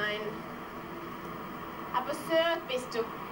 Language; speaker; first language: German; non-native, learner; Finnish